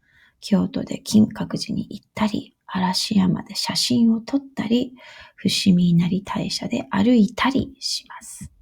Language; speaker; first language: Japanese; non-native, fluent; English